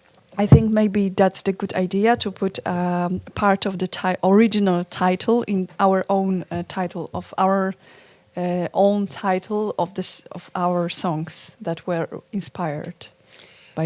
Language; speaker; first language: English; non-native, fluent; Polish